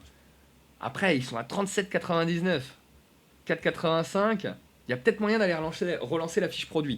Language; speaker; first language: French; native; French